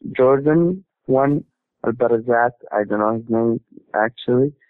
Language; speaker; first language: English; non-native, learner; Arabic